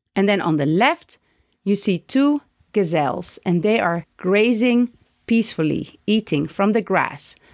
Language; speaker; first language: English; non-native, fluent; Dutch